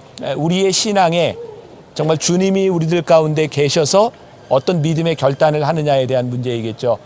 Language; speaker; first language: Korean; native; Korean